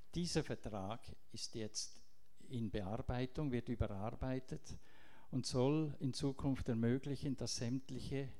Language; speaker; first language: German; non-native, local second language; Italian